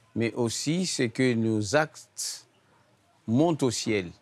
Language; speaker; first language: French; non-native, local second language; Comorian